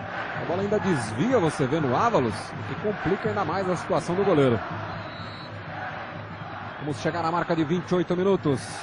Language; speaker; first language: Portuguese; native; Portuguese